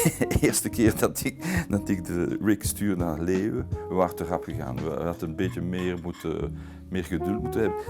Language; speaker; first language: Dutch; non-native, local second language; French